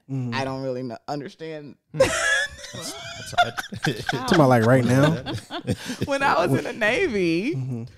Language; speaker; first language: English; native; English